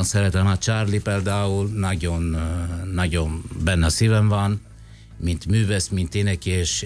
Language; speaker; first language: Hungarian; non-native, fluent; Italian